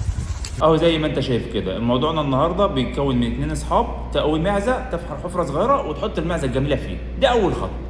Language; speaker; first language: Arabic; native; Arabic